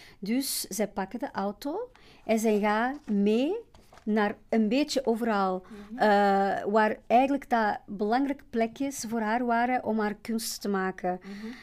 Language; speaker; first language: Dutch; non-native, fluent; Portuguese